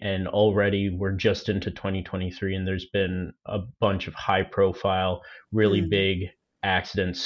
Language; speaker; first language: English; native; English